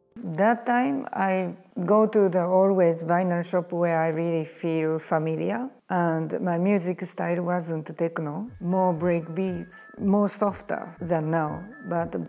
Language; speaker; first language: English; non-native, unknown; Japanese